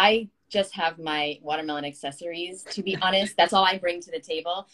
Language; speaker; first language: English; native; English